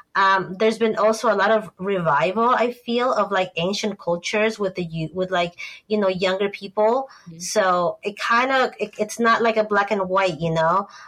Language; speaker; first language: English; non-native, fluent; Spanish